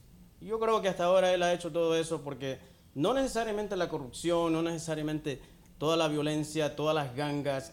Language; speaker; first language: Spanish; native; Spanish